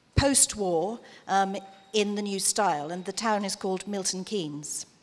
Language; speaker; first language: English; native; English